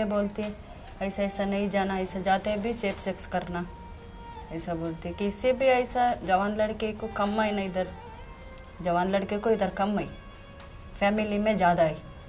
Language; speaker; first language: Hindi; non-native, local second language; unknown